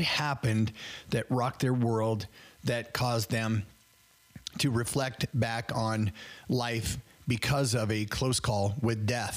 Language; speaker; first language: English; native; English